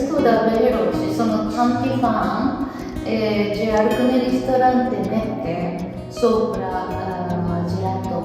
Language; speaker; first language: Italian; non-native, fluent; Japanese